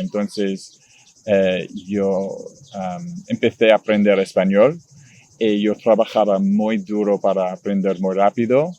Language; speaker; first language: Spanish; non-native, learner; English